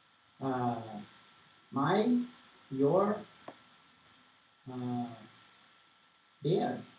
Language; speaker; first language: English; non-native, learner; Portuguese